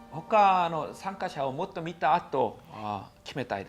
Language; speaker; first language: Japanese; non-native, learner; Korean